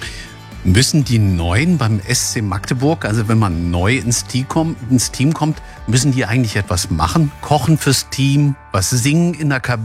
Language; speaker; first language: German; native; German